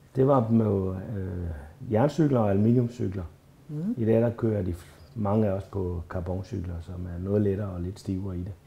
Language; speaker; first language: Danish; native; Danish